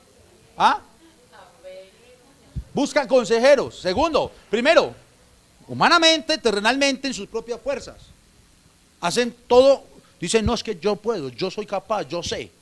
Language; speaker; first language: Spanish; native; Spanish